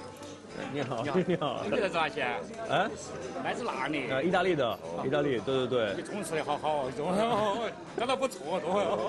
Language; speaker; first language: Chinese; non-native, fluent; Italian